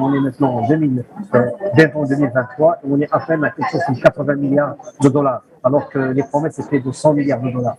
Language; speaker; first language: French; non-native, local second language; Arabic